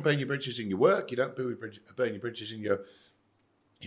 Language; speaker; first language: English; native; English